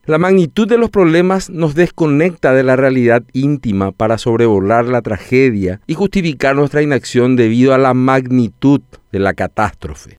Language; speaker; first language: Spanish; native; Spanish